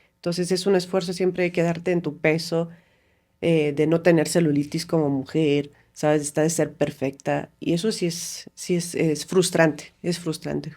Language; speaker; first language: Spanish; non-native, fluent; Romanian